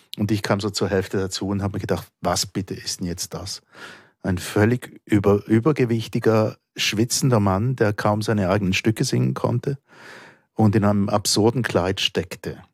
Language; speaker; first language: German; native; German